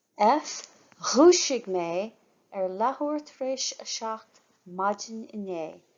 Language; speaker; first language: Irish; non-native, local second language; English